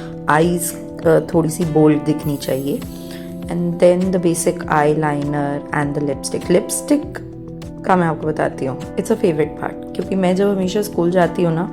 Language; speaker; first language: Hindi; native; Hindi